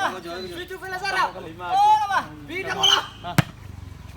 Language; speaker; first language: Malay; non-native, local second language; Nias